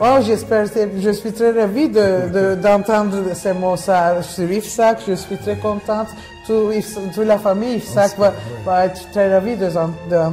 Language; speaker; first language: French; non-native, fluent; Turkish